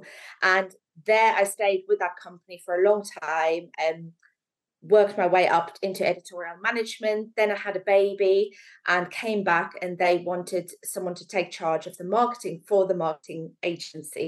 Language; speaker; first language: English; native; English